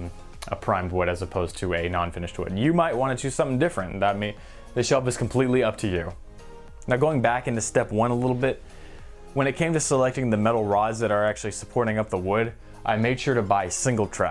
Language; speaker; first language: English; native; English